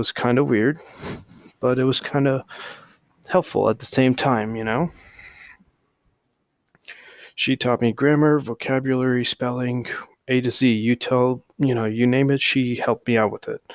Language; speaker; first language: English; early bilingual, other home language; Hindi